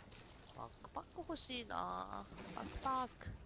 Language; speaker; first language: Japanese; native; Japanese